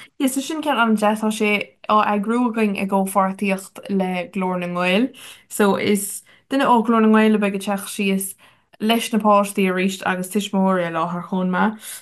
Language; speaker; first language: Irish; non-native, local second language; English